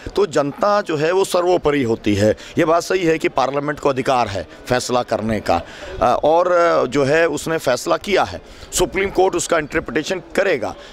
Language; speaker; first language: Hindi; native; Hindi